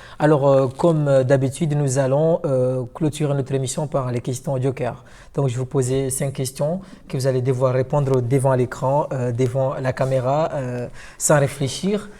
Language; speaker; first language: French; non-native, local second language; Ngazidja Comorian